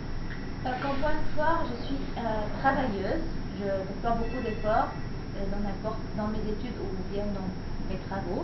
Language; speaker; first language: French; non-native, learner; Arabic